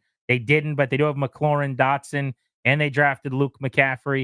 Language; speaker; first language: English; native; English